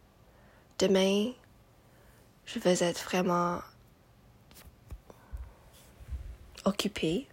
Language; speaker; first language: French; non-native, local second language; English